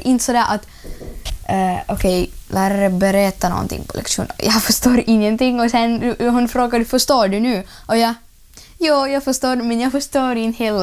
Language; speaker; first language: Swedish; non-native, learner; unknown